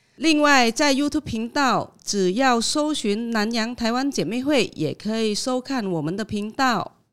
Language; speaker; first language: Chinese; non-native, fluent; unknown